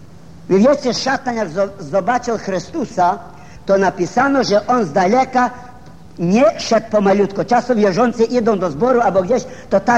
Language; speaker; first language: Polish; non-native, fluent; Ukrainian